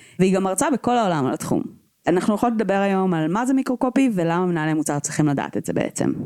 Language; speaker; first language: Hebrew; native; Hebrew